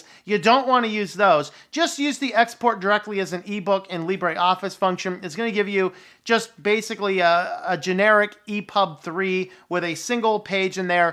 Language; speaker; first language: English; native; English